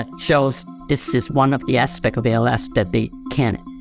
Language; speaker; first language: English; non-native, local second language; Cantonese